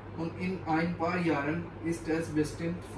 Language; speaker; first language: German; non-native, learner; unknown